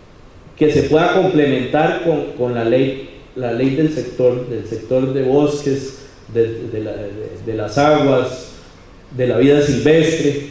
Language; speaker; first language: Spanish; native; Spanish